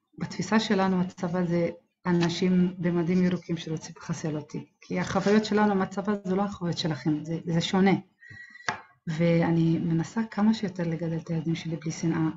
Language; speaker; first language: Hebrew; non-native, local second language; Arabic